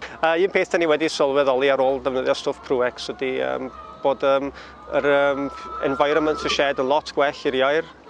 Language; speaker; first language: Welsh; native; Welsh